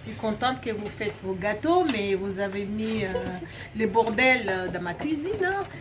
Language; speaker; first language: French; native; French